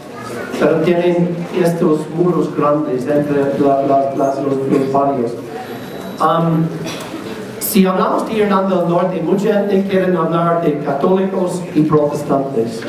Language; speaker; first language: Spanish; non-native, learner; English